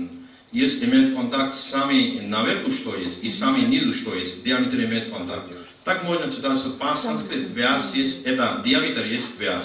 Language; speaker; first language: Russian; non-native, learner; Hindi